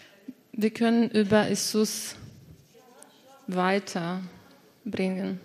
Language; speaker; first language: German; non-native, learner; Ukrainian